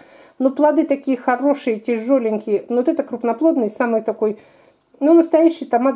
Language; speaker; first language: Russian; native; Russian